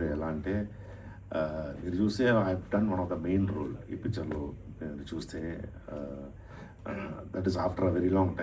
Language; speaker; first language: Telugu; non-native, learner; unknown